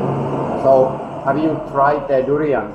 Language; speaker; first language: English; non-native, learner; Finnish